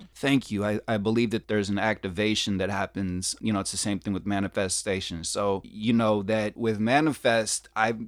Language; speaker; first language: English; native; English